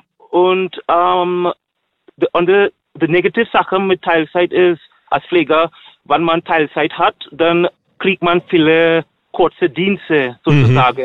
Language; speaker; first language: German; non-native, learner; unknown